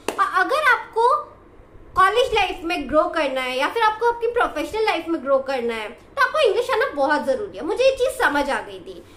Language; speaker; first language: Hindi; native; Hindi